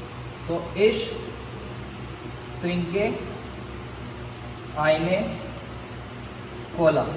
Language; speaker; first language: German; non-native, learner; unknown